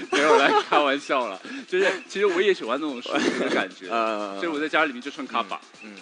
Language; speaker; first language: Chinese; native; Chinese